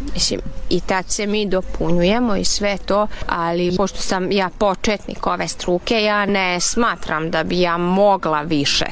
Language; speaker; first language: Serbian; non-native, local second language; Hungarian